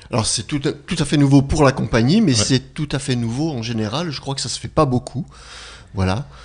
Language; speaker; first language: French; native; French